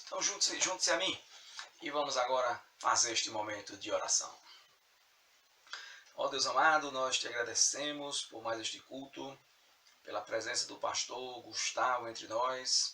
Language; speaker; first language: Portuguese; native; Portuguese